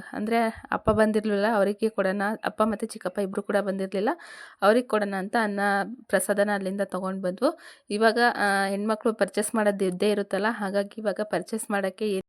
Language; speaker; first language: Kannada; non-native, local second language; Lambadi